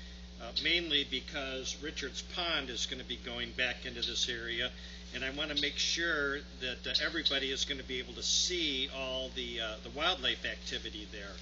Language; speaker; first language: English; native; English